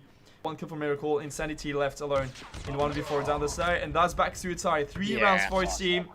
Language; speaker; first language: English; non-native, fluent; French